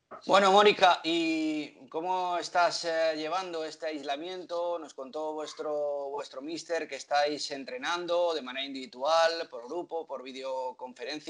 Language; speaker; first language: Spanish; native; Spanish